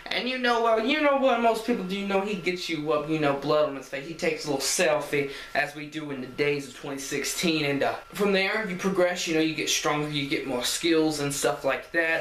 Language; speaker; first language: English; native; English